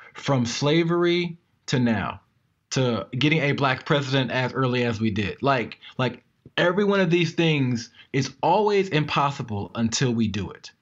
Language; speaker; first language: English; native; English